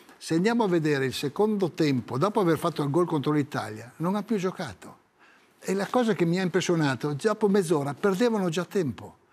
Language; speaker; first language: Italian; native; Italian